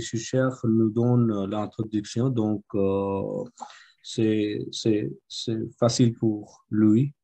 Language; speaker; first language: French; non-native, fluent; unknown